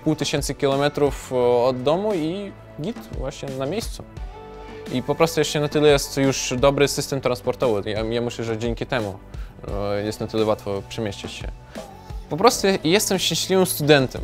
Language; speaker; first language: Polish; non-native, learner; Ukrainian